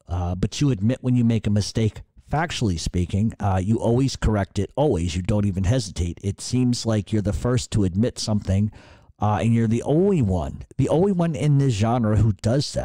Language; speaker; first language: English; native; English